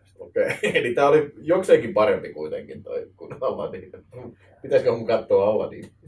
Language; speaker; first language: Finnish; native; Finnish